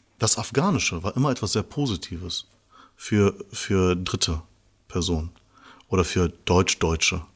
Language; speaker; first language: German; early bilingual, other home language; Persian